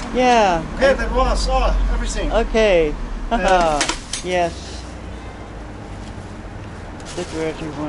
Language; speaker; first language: English; non-native, learner; German